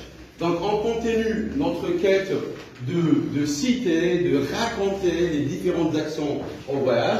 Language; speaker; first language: French; non-native, local second language; Arabic